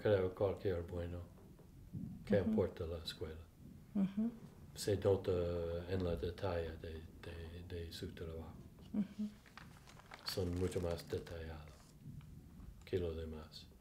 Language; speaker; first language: Spanish; non-native, fluent; English